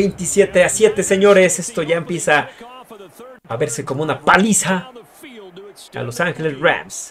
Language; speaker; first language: Spanish; native; Spanish